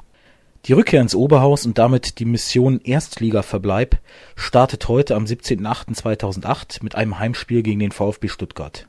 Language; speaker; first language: German; native; German